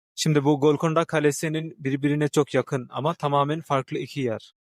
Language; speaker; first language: Turkish; non-native, fluent; Urdu